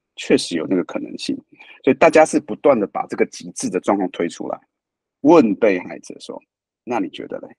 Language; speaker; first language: Chinese; native; Chinese